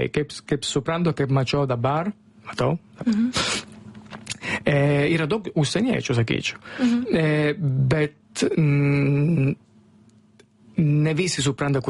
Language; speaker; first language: Lithuanian; non-native, learner; Italian